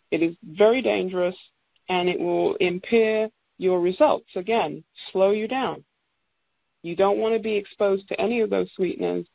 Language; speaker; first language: English; native; English